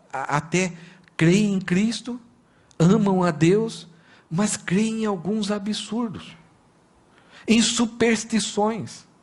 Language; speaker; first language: Portuguese; native; Portuguese